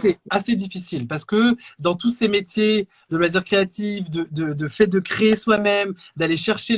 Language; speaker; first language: French; native; French